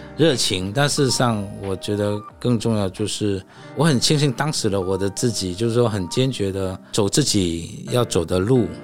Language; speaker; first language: Chinese; non-native, fluent; Cantonese